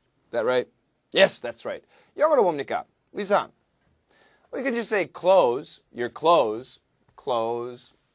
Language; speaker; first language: English; native; English